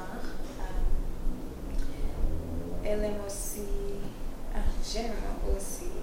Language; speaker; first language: French; non-native, learner; English